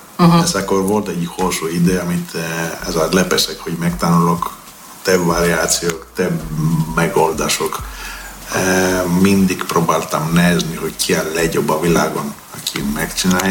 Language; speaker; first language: Hungarian; non-native, learner; Greek